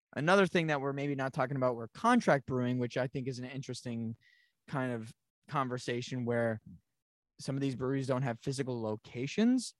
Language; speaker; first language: English; native; English